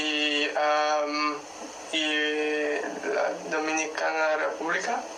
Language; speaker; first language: Spanish; non-native, learner; English